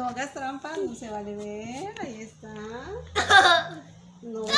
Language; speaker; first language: Spanish; native; Spanish